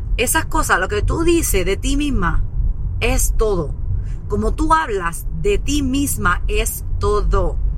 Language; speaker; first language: Spanish; early bilingual, heritage; Spanish